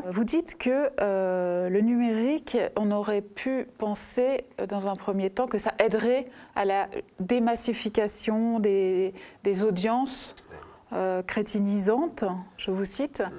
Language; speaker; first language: French; native; French